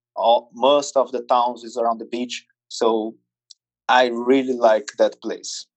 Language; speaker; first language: English; non-native, fluent; Portuguese